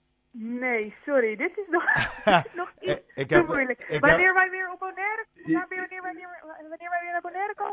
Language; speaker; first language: Dutch; native; Dutch